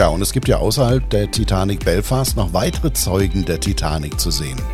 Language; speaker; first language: German; native; German